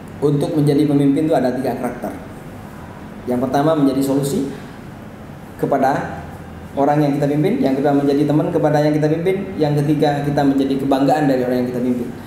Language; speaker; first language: Indonesian; non-native, local second language; Madurese